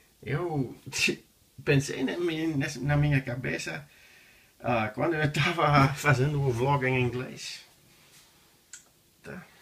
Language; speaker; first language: Portuguese; non-native, learner; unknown